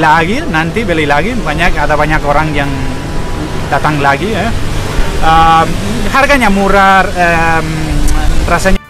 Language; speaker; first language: Indonesian; non-native, learner; Spanish